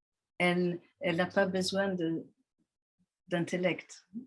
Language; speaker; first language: French; non-native, fluent; English